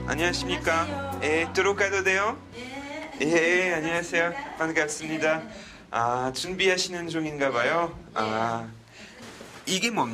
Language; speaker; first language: Korean; non-native, fluent; French